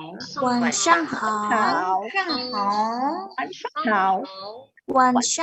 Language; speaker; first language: Chinese; non-native, learner; Indonesian